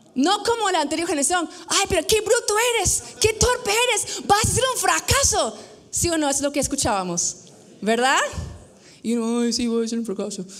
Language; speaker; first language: Spanish; non-native, fluent; English